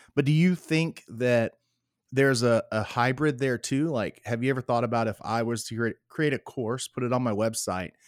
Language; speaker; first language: English; native; English